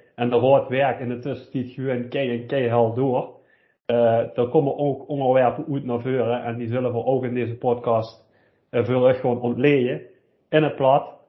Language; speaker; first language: Dutch; native; Dutch